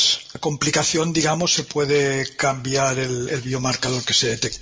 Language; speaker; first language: Spanish; native; Spanish